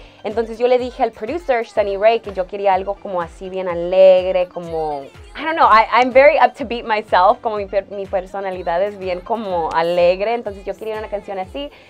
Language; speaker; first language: Spanish; early bilingual, heritage; Spanish